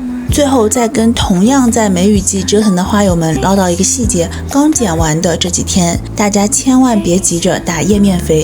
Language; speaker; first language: Chinese; native; Chinese